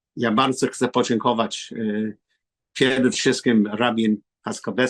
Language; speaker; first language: Polish; non-native, learner; English